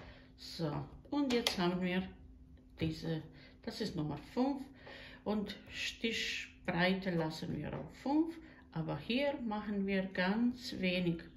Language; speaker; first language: German; non-native, learner; Croatian